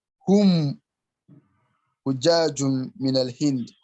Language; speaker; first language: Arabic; non-native, learner; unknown